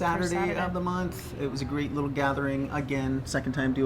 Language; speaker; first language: English; native; English